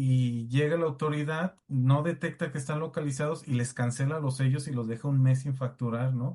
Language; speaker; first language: Spanish; native; Spanish